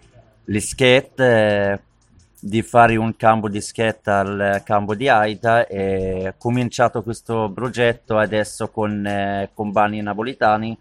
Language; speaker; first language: Italian; non-native, learner; Arabic